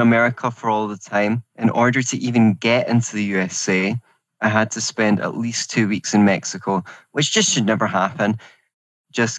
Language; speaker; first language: English; native; English